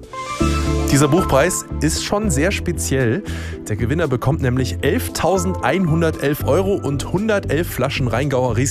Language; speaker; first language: German; native; German